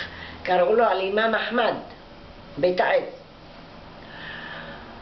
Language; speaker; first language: Hebrew; non-native, fluent; Arabic